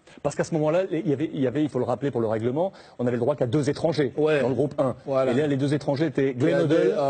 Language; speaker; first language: French; native; French